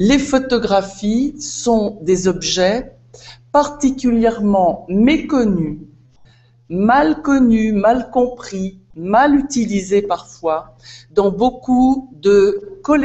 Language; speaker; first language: French; native; French